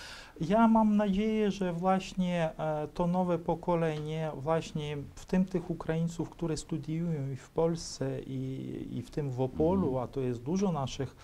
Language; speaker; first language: Polish; non-native, fluent; Ukrainian